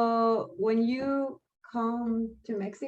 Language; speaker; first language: English; non-native, learner; Spanish